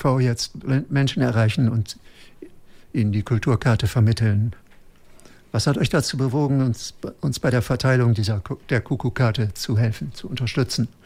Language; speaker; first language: German; native; German